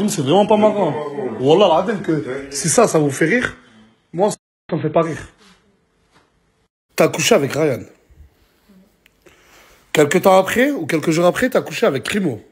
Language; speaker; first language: French; native; French